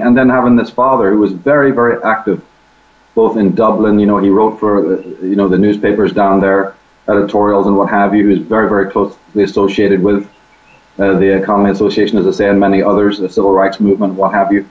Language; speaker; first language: English; native; English